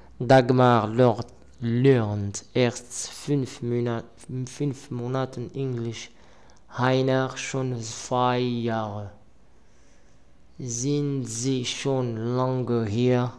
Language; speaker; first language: German; non-native, learner; Arabic